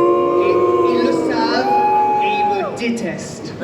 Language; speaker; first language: French; non-native, fluent; English